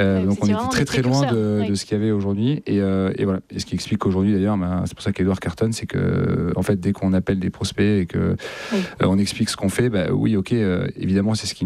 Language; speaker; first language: French; native; French